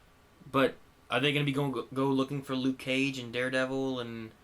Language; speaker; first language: English; native; English